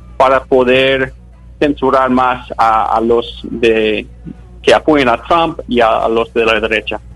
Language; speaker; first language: Spanish; non-native, fluent; English